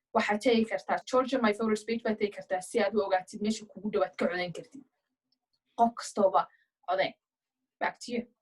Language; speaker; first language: Somali; early bilingual, heritage; Somali